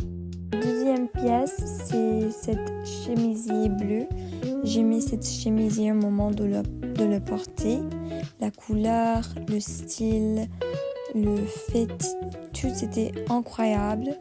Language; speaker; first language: French; non-native, learner; Spanish